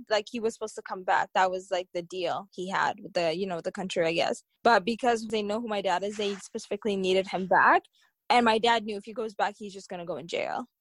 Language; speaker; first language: English; early bilingual, other home language; Tigrinya